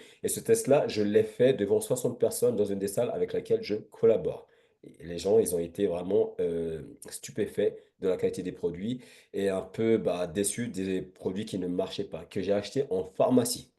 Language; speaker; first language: French; native; French